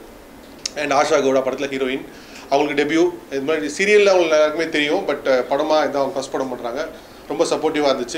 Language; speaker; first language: Tamil; native; Tamil